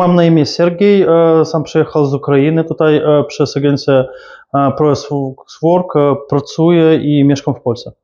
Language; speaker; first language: Polish; non-native, learner; Ukrainian